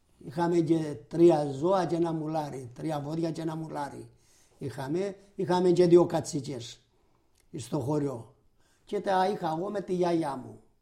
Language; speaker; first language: Greek; native; Greek